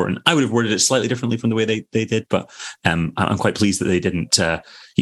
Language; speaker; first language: English; native; English